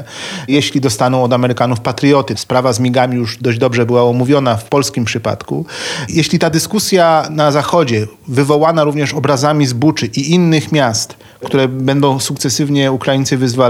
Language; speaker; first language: Polish; native; Polish